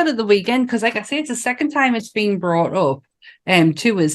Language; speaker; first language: English; native; English